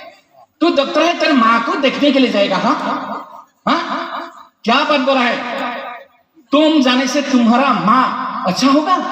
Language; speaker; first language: Hindi; non-native, local second language; Bodo